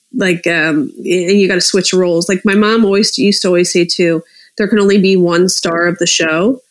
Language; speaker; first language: English; native; English